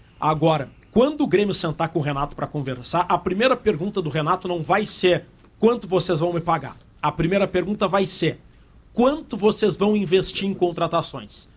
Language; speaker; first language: Portuguese; native; Portuguese